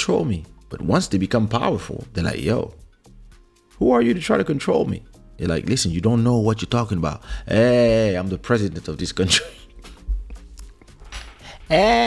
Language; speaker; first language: English; non-native, fluent; French